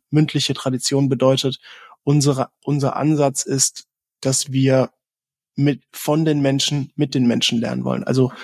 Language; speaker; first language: German; native; German